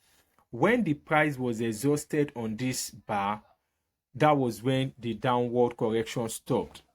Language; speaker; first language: English; native; English